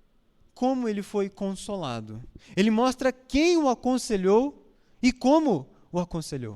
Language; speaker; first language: Portuguese; native; Portuguese